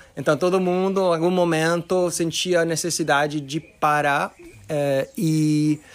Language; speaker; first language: Portuguese; early bilingual, other home language; Arabic